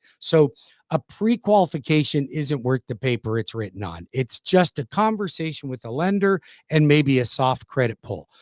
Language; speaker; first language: English; native; English